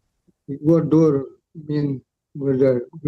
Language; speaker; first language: Dutch; non-native, learner; Indonesian